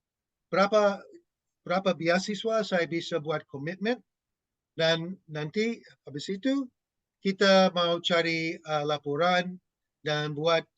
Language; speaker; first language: Indonesian; non-native, fluent; English